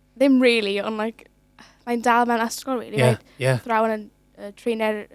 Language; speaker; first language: Welsh; non-native, local second language; English